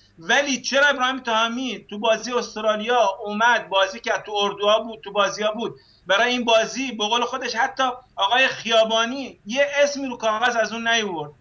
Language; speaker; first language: Persian; non-native, local second language; Arabic